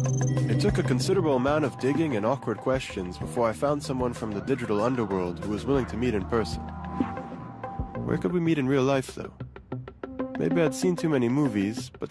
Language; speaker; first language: English; non-native, fluent; Hebrew